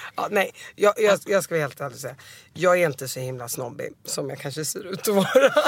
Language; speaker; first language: Swedish; early bilingual, other home language; Arabic